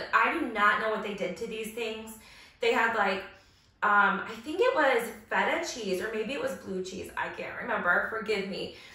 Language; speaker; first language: English; native; English